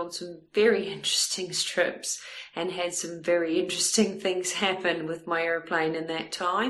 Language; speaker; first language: English; native; English